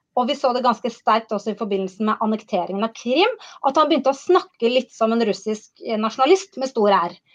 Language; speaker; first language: Norwegian; native; Norwegian